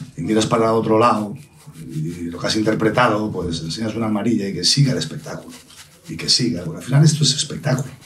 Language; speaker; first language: Spanish; non-native, local second language; Catalan